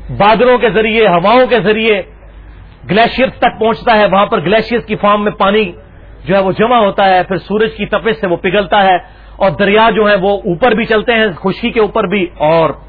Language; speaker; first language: Urdu; non-native, local second language; Punjabi